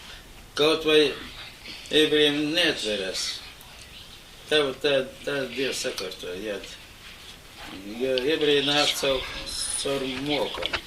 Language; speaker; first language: Latvian; non-native, local second language; Russian